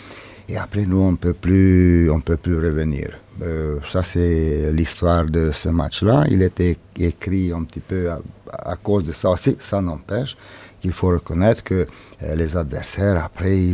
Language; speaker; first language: French; non-native, fluent; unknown